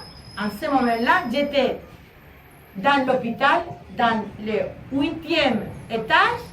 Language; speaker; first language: French; non-native, learner; Spanish